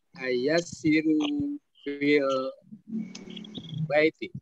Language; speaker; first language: Arabic; non-native, learner; Indonesian